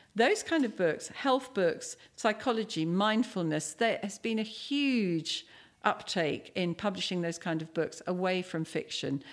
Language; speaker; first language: English; native; English